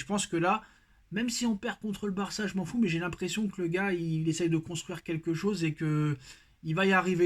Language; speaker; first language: French; native; French